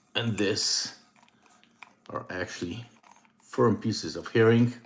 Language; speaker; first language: English; non-native, fluent; Polish